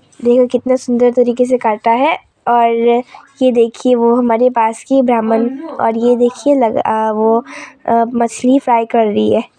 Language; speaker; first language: Hindi; non-native, local second language; Manipuri